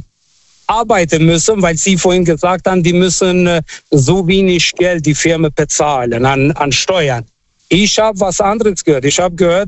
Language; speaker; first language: German; non-native, fluent; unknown